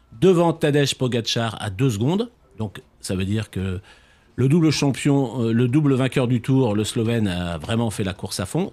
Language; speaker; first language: French; native; French